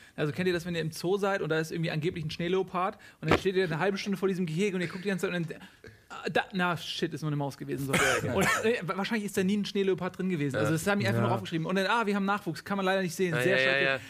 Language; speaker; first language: German; native; German